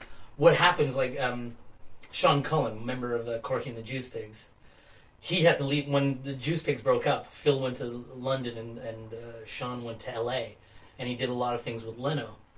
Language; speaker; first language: English; native; English